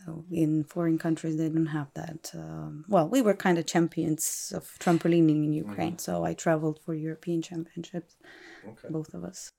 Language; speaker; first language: English; non-native, fluent; Russian